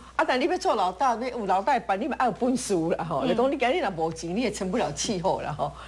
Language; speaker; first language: Chinese; native; Chinese